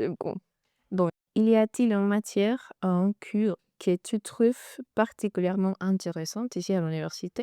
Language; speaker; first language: French; non-native, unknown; Spanish